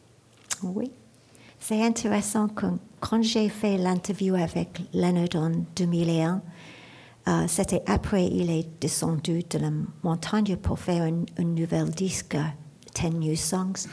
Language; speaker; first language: French; non-native, learner; English